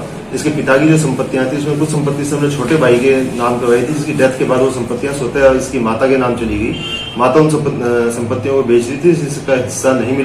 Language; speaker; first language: Hindi; native; Hindi